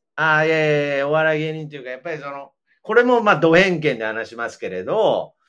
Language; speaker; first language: Japanese; native; Japanese